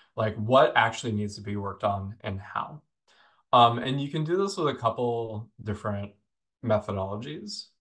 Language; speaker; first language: English; native; English